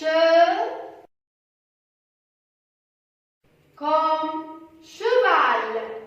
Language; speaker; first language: French; non-native, local second language; Arabic